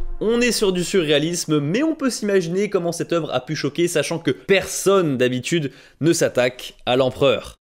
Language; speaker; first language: French; native; French